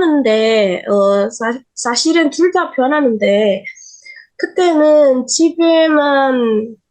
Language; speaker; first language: Korean; non-native, learner; Indonesian